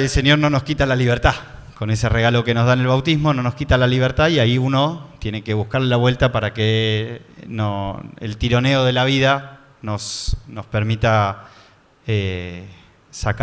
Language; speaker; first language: Spanish; native; Spanish